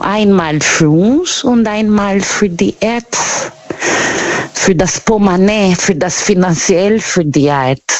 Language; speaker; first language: German; non-native, learner; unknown